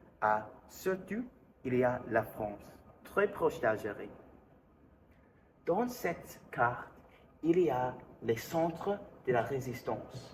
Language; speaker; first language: French; non-native, learner; English